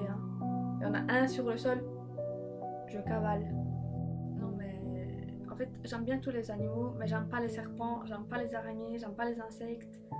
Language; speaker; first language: French; early bilingual, other home language; Polish